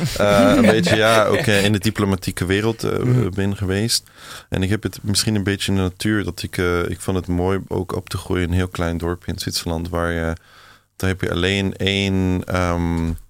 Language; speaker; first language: Dutch; non-native, fluent; German